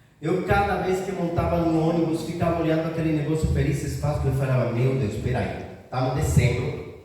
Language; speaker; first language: Portuguese; non-native, fluent; Spanish